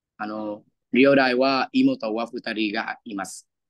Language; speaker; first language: Japanese; non-native, learner; Vietnamese